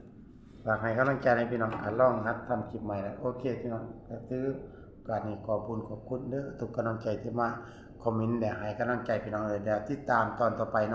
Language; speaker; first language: Thai; non-native, local second language; Northeastern Thai